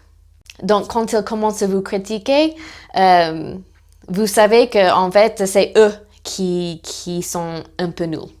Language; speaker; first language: French; non-native, fluent; English